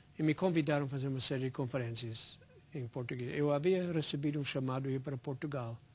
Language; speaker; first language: Portuguese; non-native, fluent; English